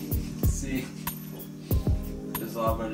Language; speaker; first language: Spanish; non-native, learner; English